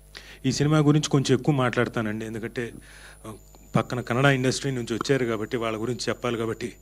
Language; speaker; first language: Telugu; native; Telugu